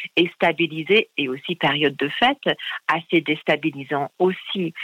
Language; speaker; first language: French; non-native, fluent; English